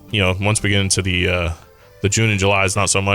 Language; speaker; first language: English; native; English